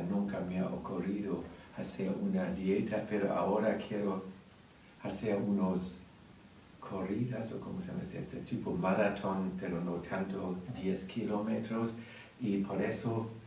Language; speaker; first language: Spanish; non-native, learner; German